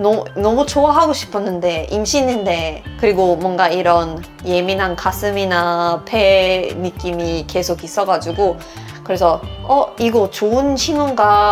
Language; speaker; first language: Korean; non-native, fluent; Swedish